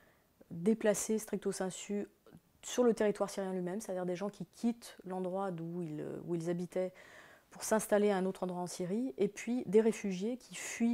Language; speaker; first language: French; native; French